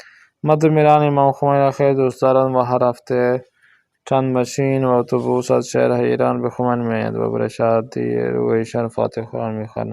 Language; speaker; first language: Persian; non-native, fluent; Urdu